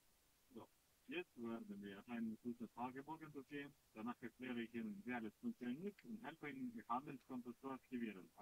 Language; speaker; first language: German; non-native, learner; Russian